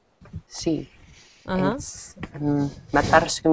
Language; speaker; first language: Spanish; non-native, learner; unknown